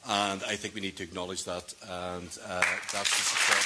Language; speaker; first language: English; native; English